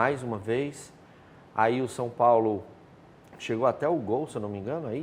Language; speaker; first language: Portuguese; native; Portuguese